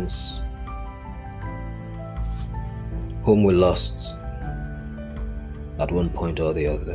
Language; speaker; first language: English; non-native, local second language; Esan